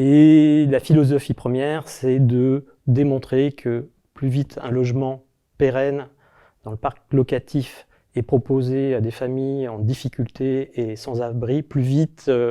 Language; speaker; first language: French; native; French